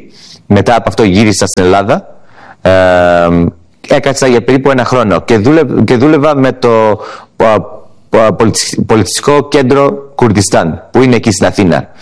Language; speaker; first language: Greek; early bilingual, heritage; Greek